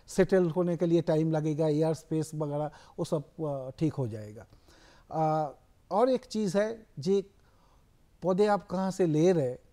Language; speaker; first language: Hindi; non-native, local second language; Bangla